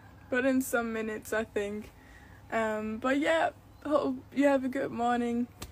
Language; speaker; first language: English; non-native, fluent; German